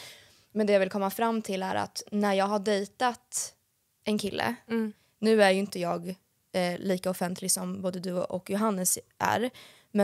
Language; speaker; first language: Swedish; native; Swedish